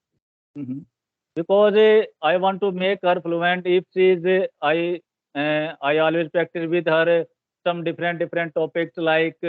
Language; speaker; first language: English; non-native, learner; Hindi